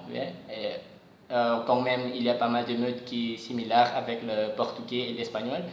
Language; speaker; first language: French; non-native, learner; Javanese